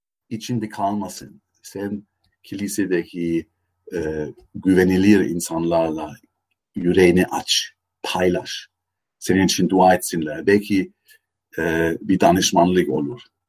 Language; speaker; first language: Turkish; non-native, fluent; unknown